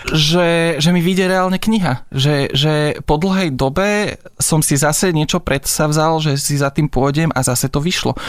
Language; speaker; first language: Slovak; native; Slovak